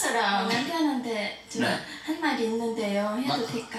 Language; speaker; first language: Korean; non-native, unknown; Vietnamese